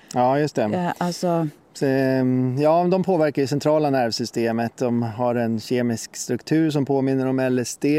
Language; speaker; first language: Swedish; native; Swedish